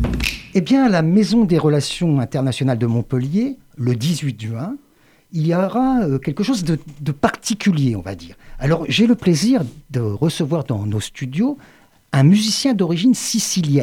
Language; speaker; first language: French; native; French